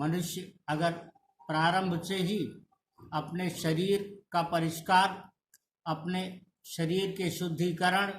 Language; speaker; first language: Hindi; native; Hindi